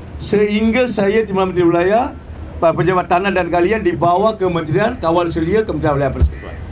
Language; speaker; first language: Malay; non-native, local second language; Tamil